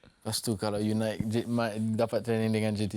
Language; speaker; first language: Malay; non-native, local second language; English